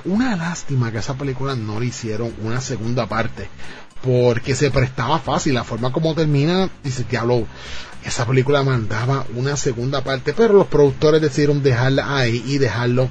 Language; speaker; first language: Spanish; native; Spanish